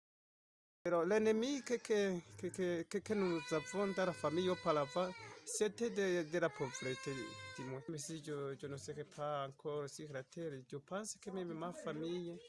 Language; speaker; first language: French; non-native, local second language; Rundi